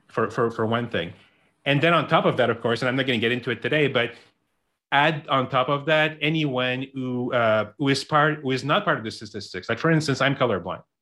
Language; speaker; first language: English; non-native, local second language; French